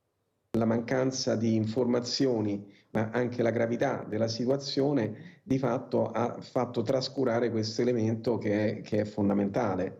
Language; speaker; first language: Italian; native; Italian